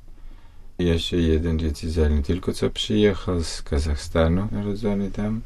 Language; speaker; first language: Polish; non-native, fluent; Russian